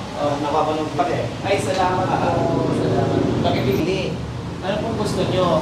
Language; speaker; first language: Filipino; non-native, local second language; Cebuano